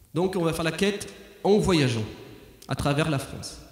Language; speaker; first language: French; native; French